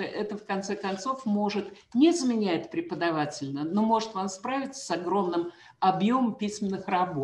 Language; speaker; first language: Russian; native; Russian